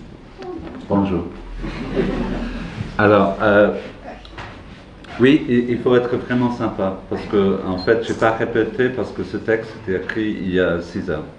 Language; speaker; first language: French; non-native, fluent; English